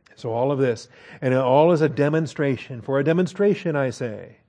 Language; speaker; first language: English; native; English